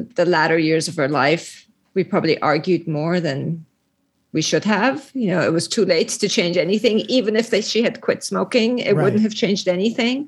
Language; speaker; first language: English; early bilingual, other home language; Persian